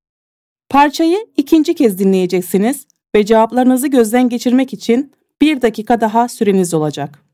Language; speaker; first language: Turkish; native; Turkish